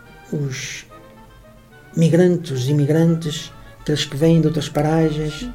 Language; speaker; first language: Portuguese; native; Portuguese